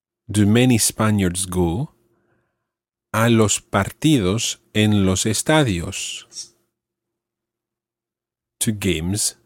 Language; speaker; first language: Spanish; non-native, fluent; English